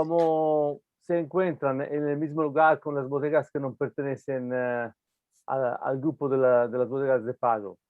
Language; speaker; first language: Spanish; non-native, fluent; Italian